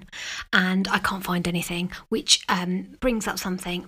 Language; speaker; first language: English; native; English